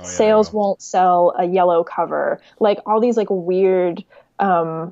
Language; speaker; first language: English; native; English